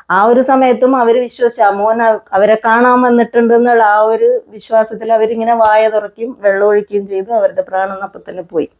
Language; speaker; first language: Malayalam; non-native, local second language; Konkani